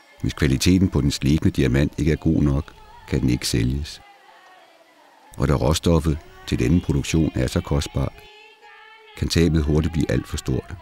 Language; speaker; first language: Danish; native; Danish